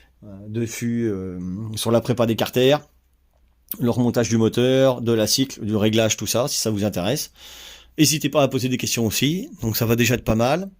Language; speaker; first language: French; native; French